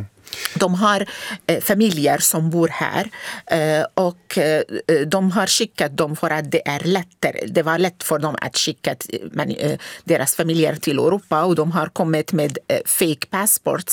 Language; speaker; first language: Swedish; non-native, fluent; Arabic